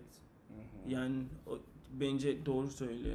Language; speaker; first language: Turkish; non-native, learner; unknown